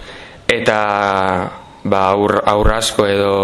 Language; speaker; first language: Basque; non-native, local second language; Spanish